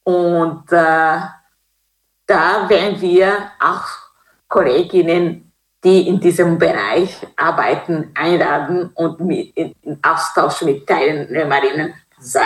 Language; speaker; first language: German; non-native, fluent; Kinyarwanda